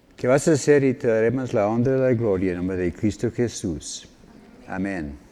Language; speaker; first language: Spanish; non-native, fluent; English